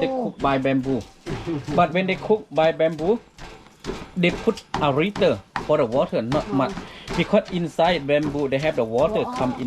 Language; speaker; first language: English; non-native, learner; Thai